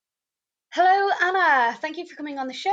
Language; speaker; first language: English; native; English